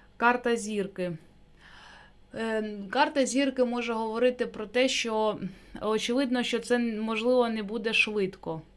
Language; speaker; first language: Ukrainian; non-native, local second language; Russian